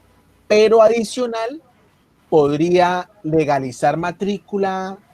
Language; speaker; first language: Spanish; native; Spanish